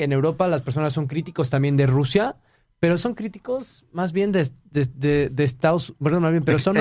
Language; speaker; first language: Spanish; native; Spanish